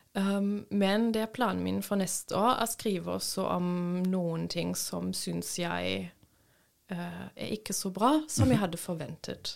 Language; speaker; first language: Norwegian; non-native, fluent; German